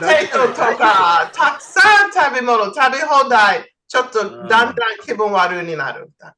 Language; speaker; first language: Japanese; non-native, learner; English